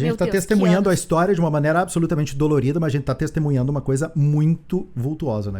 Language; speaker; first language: Portuguese; native; Portuguese